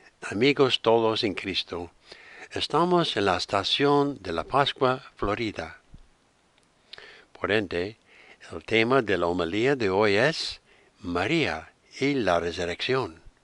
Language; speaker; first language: Spanish; non-native, fluent; English